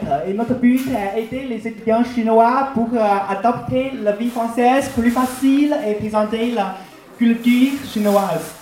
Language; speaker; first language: French; non-native, learner; Chinese